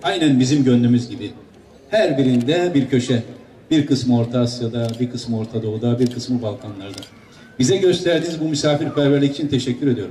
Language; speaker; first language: Turkish; native; Turkish